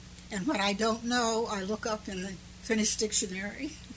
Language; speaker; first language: English; early bilingual, other home language; Finnish